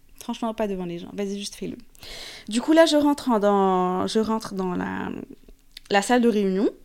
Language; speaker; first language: French; non-native, fluent; Arabic